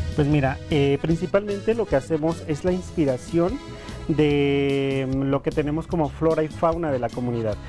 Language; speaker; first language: Spanish; non-native, local second language; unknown